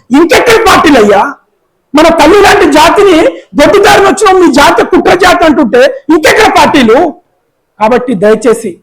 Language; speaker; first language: Telugu; non-native, local second language; Lambadi